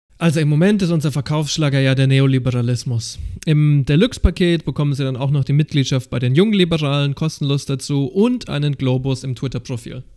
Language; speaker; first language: German; native; German